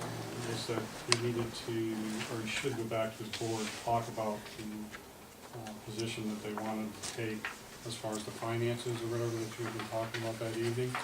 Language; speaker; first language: English; native; English